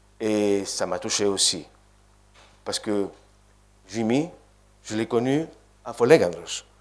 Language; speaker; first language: French; non-native, fluent; Greek